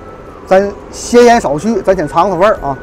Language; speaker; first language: Chinese; native; Chinese